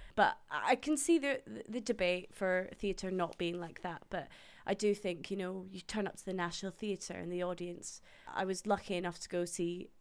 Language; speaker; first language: English; native; English